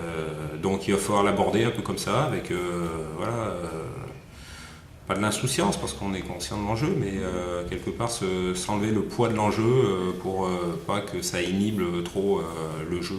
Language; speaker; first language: French; native; French